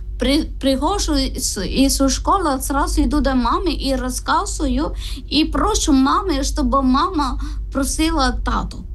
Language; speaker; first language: Ukrainian; non-native, learner; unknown